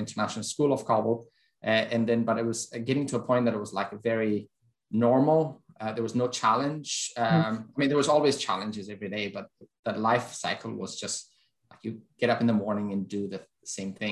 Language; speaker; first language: English; non-native, fluent; Persian